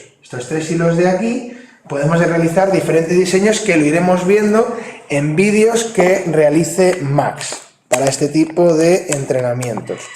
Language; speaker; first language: Spanish; native; Spanish